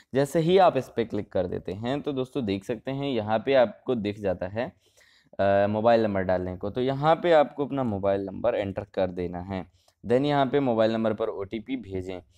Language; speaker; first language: Hindi; native; Hindi